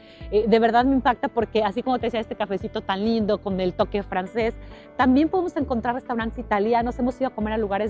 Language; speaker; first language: Spanish; native; Spanish